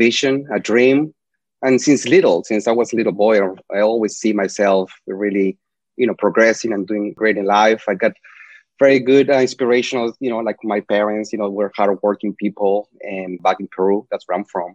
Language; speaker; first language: English; non-native, fluent; Spanish